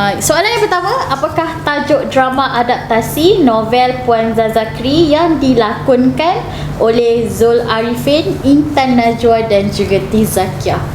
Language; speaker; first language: Malay; native; Malay